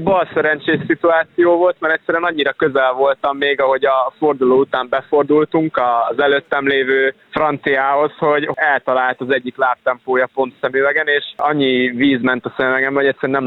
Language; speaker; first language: Hungarian; native; Hungarian